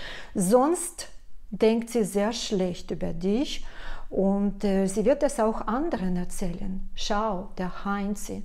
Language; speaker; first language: German; non-native, fluent; Russian